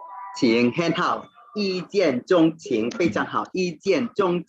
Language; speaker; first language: Chinese; non-native, fluent; Swahili